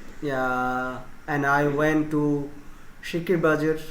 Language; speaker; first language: English; non-native, fluent; Bangla